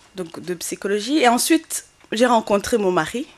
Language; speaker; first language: French; non-native, local second language; Kinyarwanda